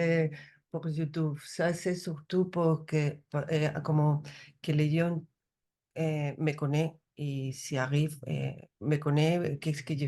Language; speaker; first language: French; non-native, learner; Spanish